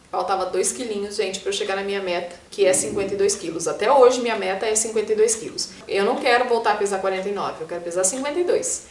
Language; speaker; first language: Portuguese; native; Portuguese